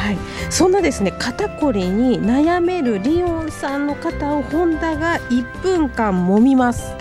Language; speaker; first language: Japanese; native; Japanese